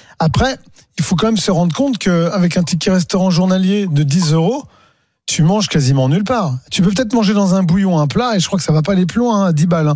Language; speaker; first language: French; native; French